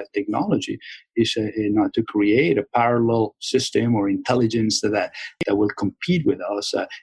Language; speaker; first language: English; non-native, fluent; Spanish